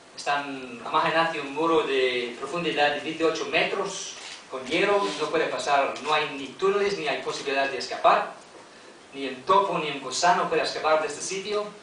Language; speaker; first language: Spanish; non-native, learner; English